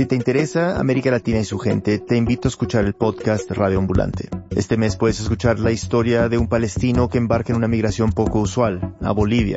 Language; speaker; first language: Spanish; native; Spanish